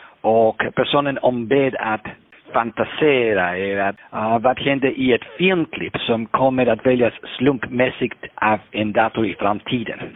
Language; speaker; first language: Swedish; non-native, fluent; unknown